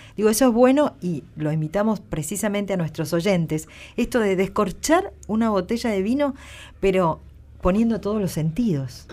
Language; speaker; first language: Spanish; native; Spanish